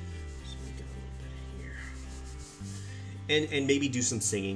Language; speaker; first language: English; native; English